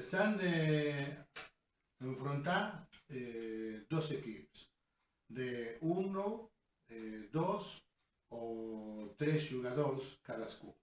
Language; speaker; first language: Catalan; non-native, learner; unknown